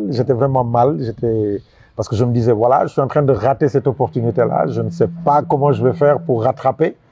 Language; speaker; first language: French; non-native, local second language; Wolof